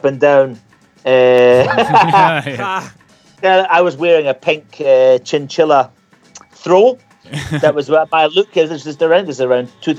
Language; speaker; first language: English; native; English